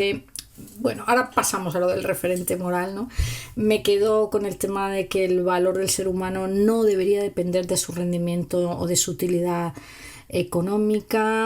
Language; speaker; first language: Spanish; native; Spanish